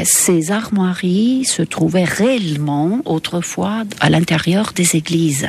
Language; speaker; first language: French; non-native, fluent; Estonian